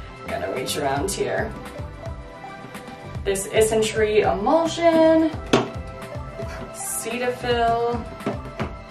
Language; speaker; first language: English; native; English